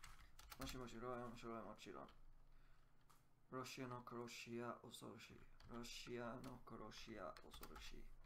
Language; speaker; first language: Japanese; non-native, learner; English